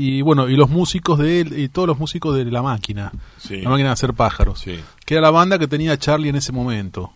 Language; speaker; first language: Spanish; native; Spanish